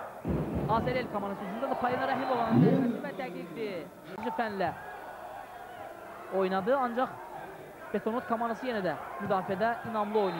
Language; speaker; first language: Azerbaijani; native; Azerbaijani